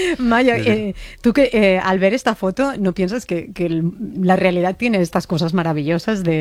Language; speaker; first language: Spanish; native; Spanish